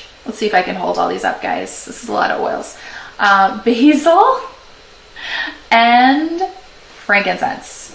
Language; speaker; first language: English; native; English